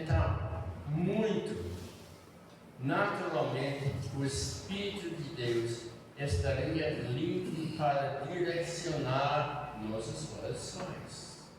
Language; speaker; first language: Portuguese; non-native, fluent; English